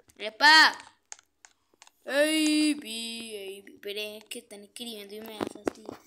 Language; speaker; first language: Spanish; native; Spanish